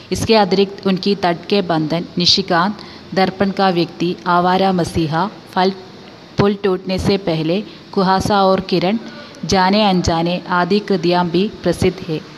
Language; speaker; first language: Hindi; non-native, local second language; Malayalam